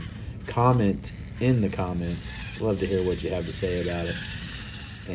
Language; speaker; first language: English; native; English